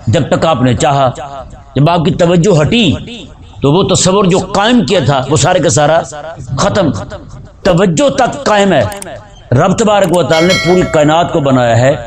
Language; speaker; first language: Urdu; non-native, local second language; Punjabi